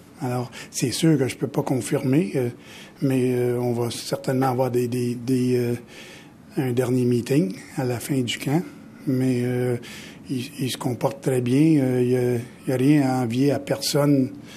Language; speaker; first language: French; native; French